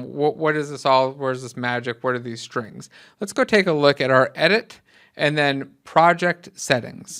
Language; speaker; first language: English; native; English